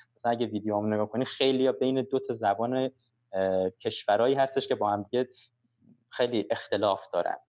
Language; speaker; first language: Persian; early bilingual, heritage; Persian